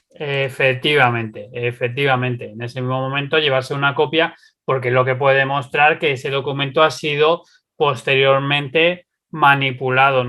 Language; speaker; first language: Spanish; native; Spanish